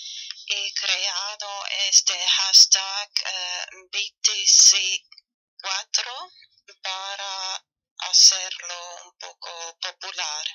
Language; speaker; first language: Spanish; non-native, fluent; German